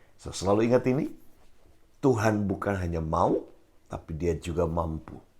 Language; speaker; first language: Indonesian; native; Indonesian